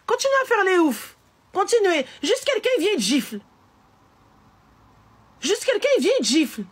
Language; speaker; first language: French; native; French